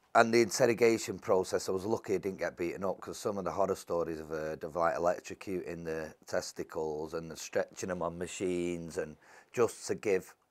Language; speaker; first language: English; native; English